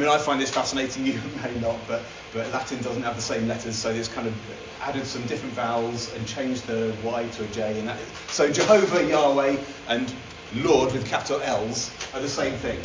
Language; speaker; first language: English; native; English